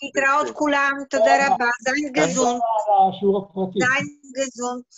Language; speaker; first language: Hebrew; non-native, learner; Polish